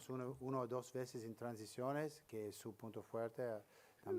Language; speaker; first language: Spanish; non-native, learner; English